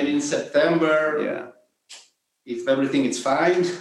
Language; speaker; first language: English; non-native, learner; Spanish